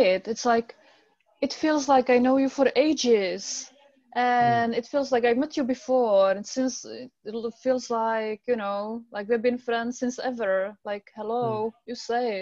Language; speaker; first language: English; non-native, fluent; Czech